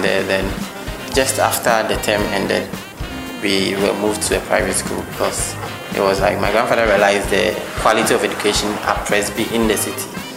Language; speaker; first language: English; non-native, local second language; Akan